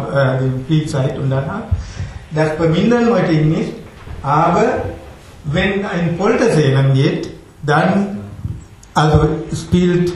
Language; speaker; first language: German; non-native, learner; Tamil